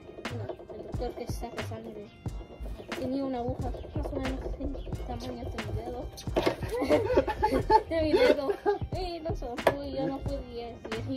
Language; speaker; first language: Spanish; early bilingual, heritage; Spanish